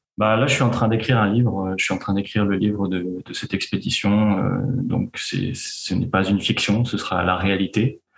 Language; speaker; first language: French; native; French